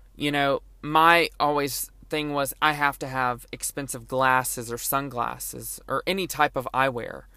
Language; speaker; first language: English; native; English